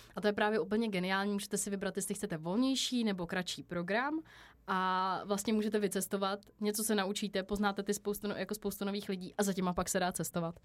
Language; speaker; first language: Czech; native; Czech